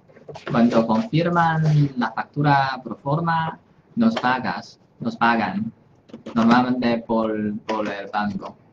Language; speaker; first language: Spanish; non-native, fluent; Chinese